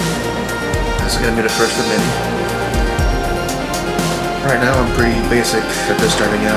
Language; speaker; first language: English; native; English